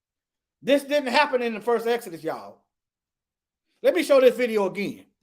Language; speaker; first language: English; native; English